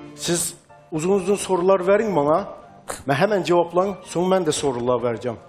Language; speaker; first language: Turkish; non-native, learner; Turkmen